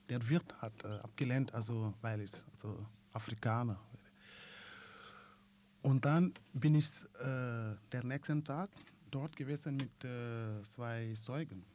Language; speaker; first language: German; non-native, learner; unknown